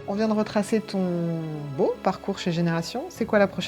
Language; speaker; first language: French; native; French